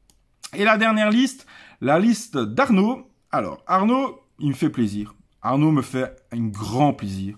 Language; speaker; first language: French; native; French